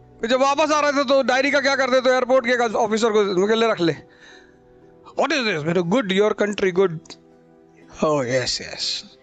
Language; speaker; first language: Hindi; native; Hindi